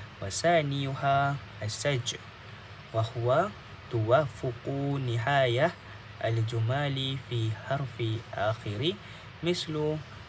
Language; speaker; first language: Arabic; non-native, local second language; Malay